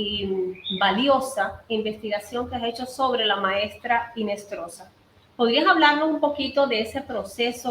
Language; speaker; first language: Spanish; native; Spanish